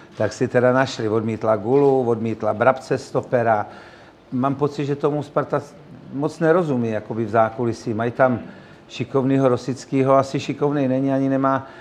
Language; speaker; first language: Czech; native; Czech